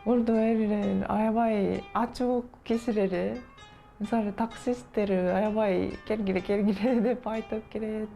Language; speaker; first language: Kyrgyz; non-native, learner; Japanese